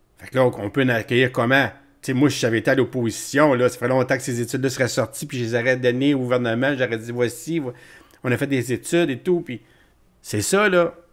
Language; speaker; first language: French; native; French